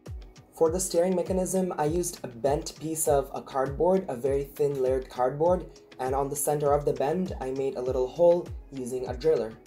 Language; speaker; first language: English; non-native, fluent; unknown